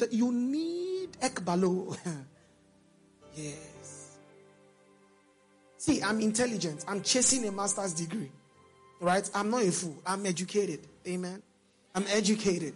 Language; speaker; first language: English; non-native, local second language; Yoruba